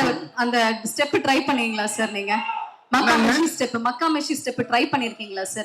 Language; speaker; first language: Tamil; native; Tamil